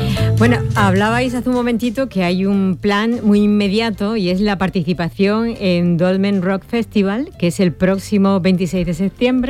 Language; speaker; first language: Spanish; native; Spanish